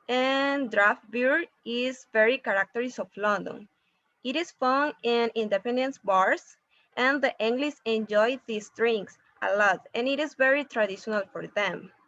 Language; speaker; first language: English; non-native, learner; Spanish